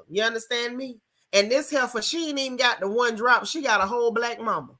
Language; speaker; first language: English; native; English